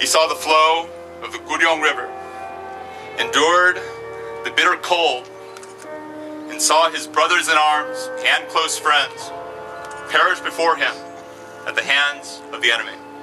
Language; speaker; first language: English; native; English